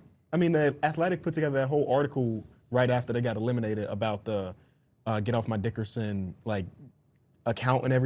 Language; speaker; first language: English; native; English